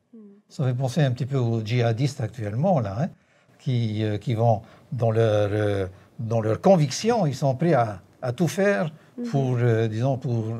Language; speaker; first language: French; native; French